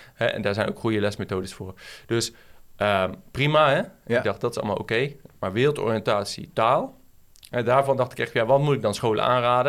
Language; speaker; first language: Dutch; native; Dutch